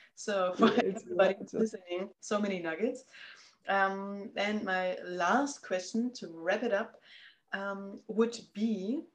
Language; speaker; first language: English; non-native, fluent; German